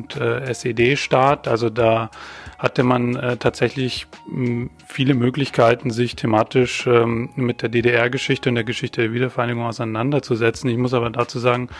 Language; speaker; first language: German; native; German